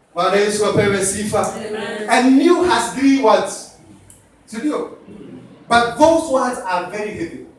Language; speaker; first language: English; non-native, local second language; Swahili